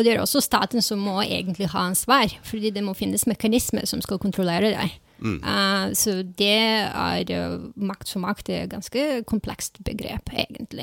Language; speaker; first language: Norwegian; non-native, fluent; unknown